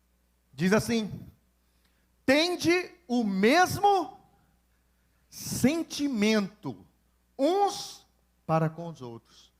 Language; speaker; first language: Portuguese; native; Portuguese